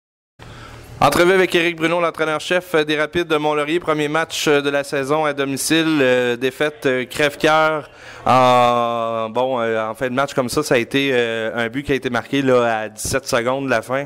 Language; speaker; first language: French; native; French